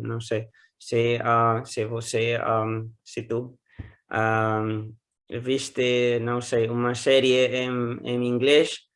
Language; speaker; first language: Portuguese; non-native, learner; Spanish